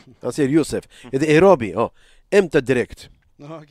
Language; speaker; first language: Swedish; non-native, learner; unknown